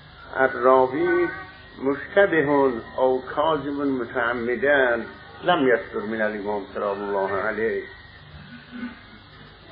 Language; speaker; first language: Arabic; non-native, fluent; Persian